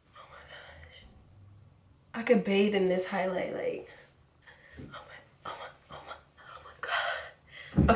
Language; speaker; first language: English; native; English